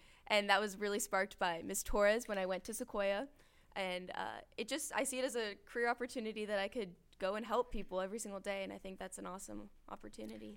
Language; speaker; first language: English; native; English